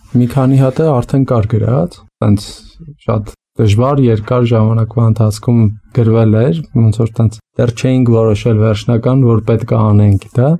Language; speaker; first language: Armenian; native; Armenian